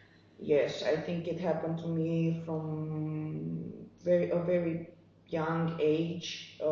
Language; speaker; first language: English; non-native, fluent; Romanian